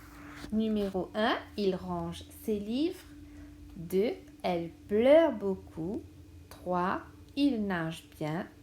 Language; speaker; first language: French; non-native, local second language; Morisyen